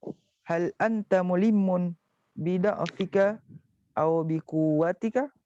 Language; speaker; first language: Arabic; non-native, learner; Indonesian